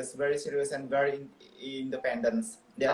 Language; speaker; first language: English; non-native, local second language; Indonesian